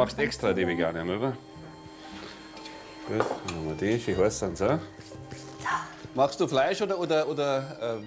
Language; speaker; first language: German; native; German